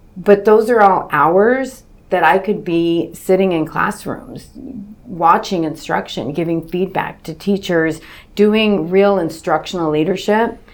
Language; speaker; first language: English; early bilingual, other home language; Spanish